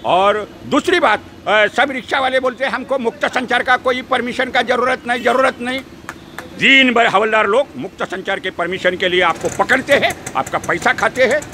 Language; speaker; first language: Hindi; non-native, local second language; Marathi